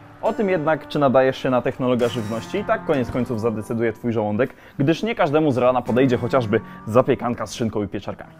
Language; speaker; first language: Polish; native; Polish